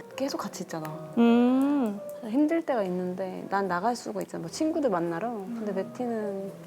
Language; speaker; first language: Korean; non-native, fluent; Italian